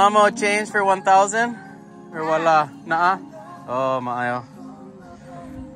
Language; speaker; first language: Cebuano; non-native, learner; English